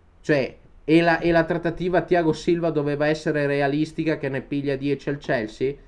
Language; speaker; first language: Italian; native; Italian